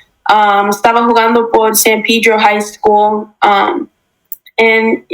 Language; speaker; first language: Spanish; early bilingual, heritage; English